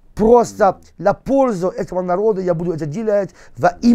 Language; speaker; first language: Russian; non-native, fluent; Persian